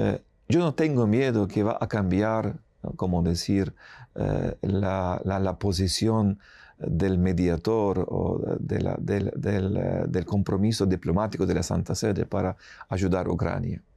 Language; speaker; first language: Spanish; non-native, fluent; Ukrainian